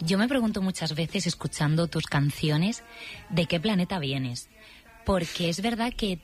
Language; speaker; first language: Spanish; native; Spanish